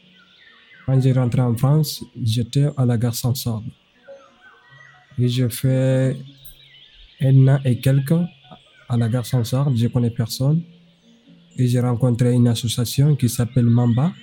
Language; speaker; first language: French; non-native, learner; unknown